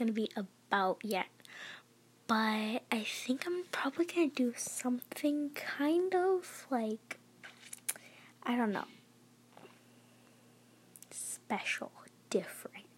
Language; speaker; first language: English; native; English